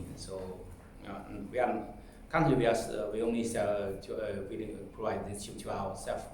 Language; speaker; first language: English; non-native, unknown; Chinese